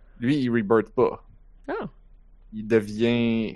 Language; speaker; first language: French; native; French